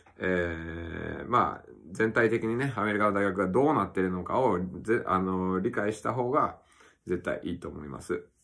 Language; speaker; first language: Japanese; early bilingual, other home language; English